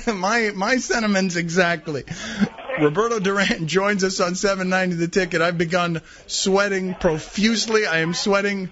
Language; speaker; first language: English; early bilingual, other home language; Spanish